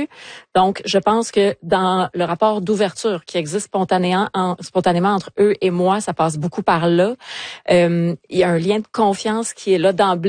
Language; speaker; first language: French; native; French